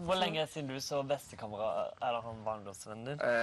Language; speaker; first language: Norwegian; non-native, fluent; Spanish